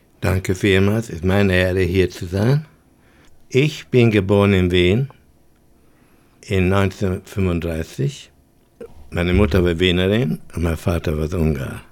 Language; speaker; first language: German; early bilingual, heritage; German